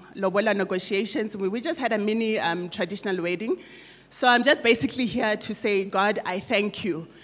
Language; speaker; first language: English; non-native, local second language; Northern Sotho